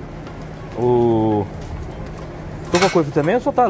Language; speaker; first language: Portuguese; native; Portuguese